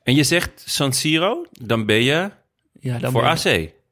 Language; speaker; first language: Dutch; native; Dutch